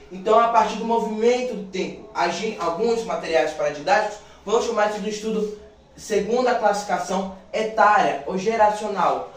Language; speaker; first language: Portuguese; native; Portuguese